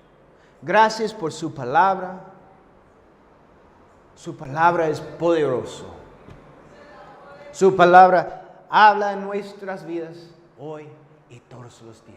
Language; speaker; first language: Spanish; non-native, fluent; English